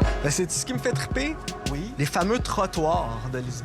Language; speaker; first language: French; native; French